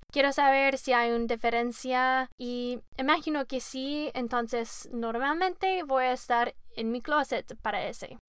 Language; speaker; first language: Spanish; non-native, learner; English